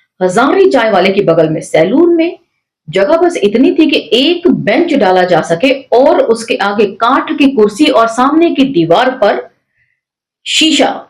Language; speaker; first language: Hindi; native; Hindi